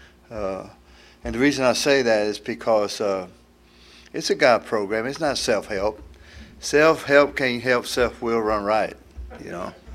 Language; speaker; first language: English; early bilingual, other home language; Spanish